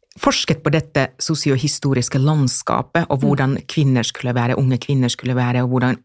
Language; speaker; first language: Norwegian; non-native, fluent; Finnish